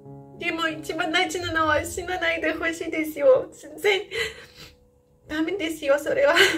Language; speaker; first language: Japanese; non-native, fluent; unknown